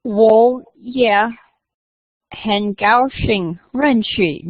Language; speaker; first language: Chinese; non-native, learner; English